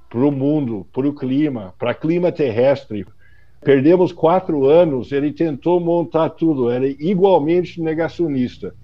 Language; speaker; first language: Portuguese; non-native, fluent; English